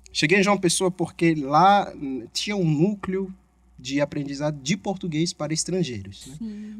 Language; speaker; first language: Portuguese; non-native, fluent; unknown